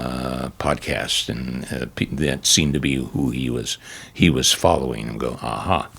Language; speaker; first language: English; native; English